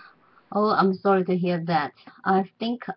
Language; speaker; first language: English; non-native, learner; Chinese